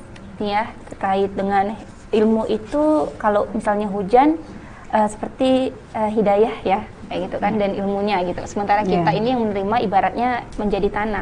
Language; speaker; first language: Indonesian; native; Indonesian